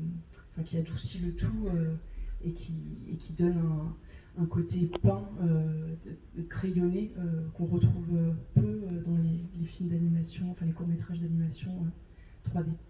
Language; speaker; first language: French; native; French